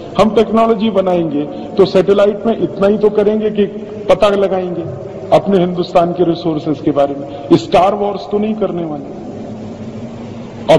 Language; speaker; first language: Hindi; native; Hindi